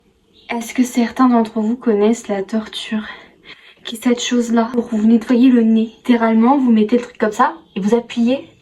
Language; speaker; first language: French; native; French